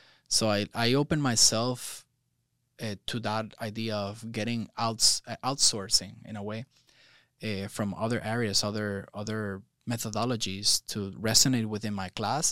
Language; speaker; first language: English; non-native, local second language; Spanish